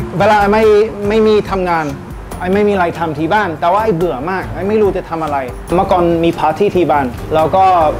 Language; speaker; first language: Thai; non-native, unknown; English